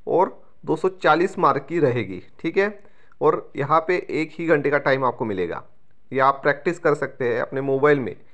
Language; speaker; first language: Hindi; non-native, local second language; Marathi